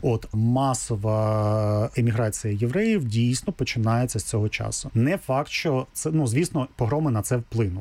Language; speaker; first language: Ukrainian; native; Ukrainian